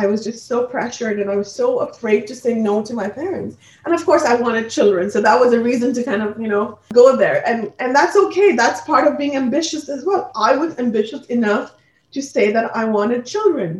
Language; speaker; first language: English; non-native, local second language; Punjabi